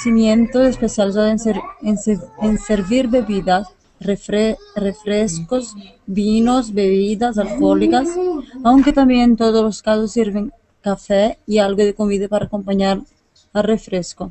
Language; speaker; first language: Spanish; non-native, learner; Portuguese